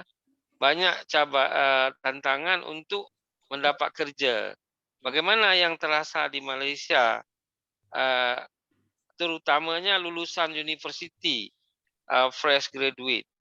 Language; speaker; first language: Malay; native; Malay